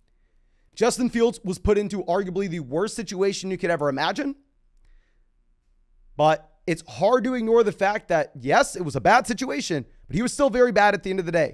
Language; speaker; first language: English; native; English